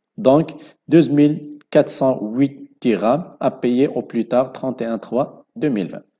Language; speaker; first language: French; non-native, local second language; Arabic